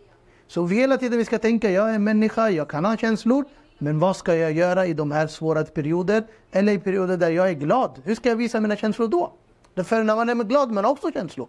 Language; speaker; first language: Swedish; non-native, fluent; Urdu